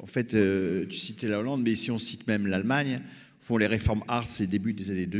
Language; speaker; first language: French; native; French